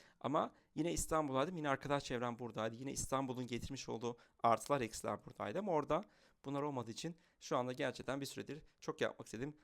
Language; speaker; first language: Turkish; native; Turkish